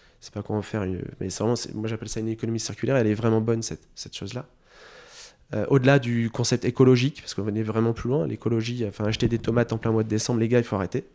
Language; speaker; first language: French; native; French